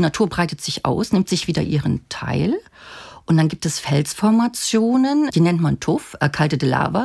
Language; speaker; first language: German; native; German